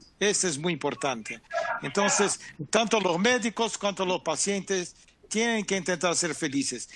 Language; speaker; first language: Spanish; non-native, fluent; Portuguese